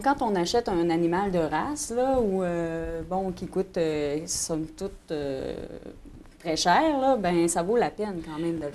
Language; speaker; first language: French; native; French